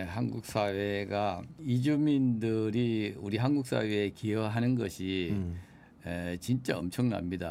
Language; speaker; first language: Korean; native; Korean